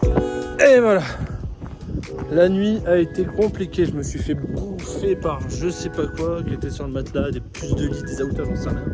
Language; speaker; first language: French; native; French